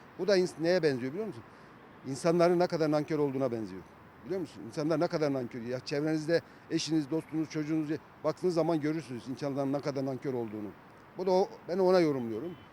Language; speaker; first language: Turkish; native; Turkish